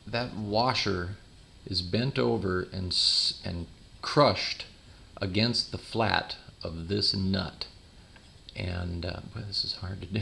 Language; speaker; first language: English; native; English